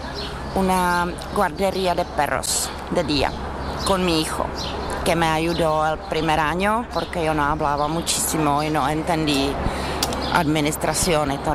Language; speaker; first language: Spanish; non-native, fluent; Czech